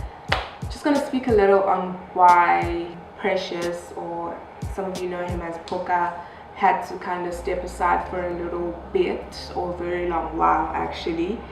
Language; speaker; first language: English; non-native, local second language; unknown